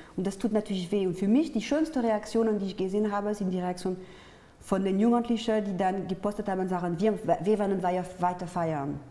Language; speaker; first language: German; non-native, fluent; French